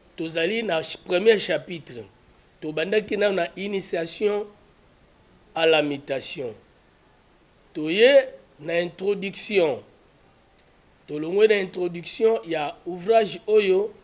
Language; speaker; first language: Lingala; native; Lingala